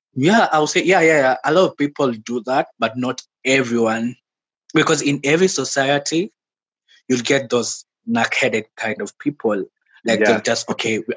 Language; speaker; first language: English; non-native, local second language; Swahili